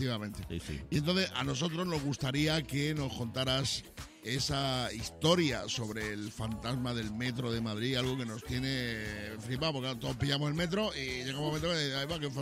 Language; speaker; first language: Spanish; native; Spanish